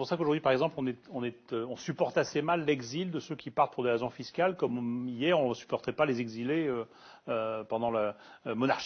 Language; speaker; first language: French; native; French